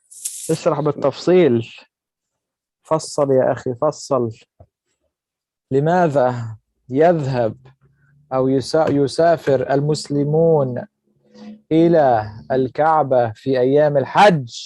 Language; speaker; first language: Arabic; non-native, fluent; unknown